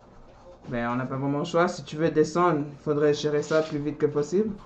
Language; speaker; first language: French; native; French